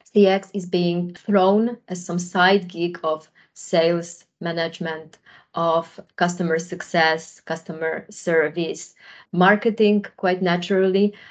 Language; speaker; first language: English; non-native, fluent; Polish